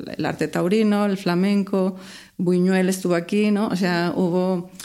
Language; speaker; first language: Spanish; native; Spanish